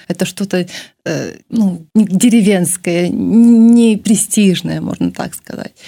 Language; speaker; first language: Russian; native; Russian